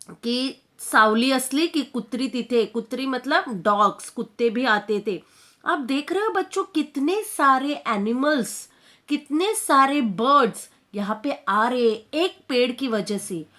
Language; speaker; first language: Hindi; non-native, local second language; Marathi